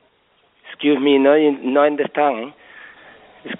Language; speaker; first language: English; non-native, learner; Spanish